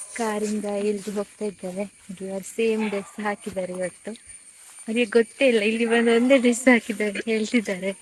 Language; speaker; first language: Kannada; non-native, local second language; Tulu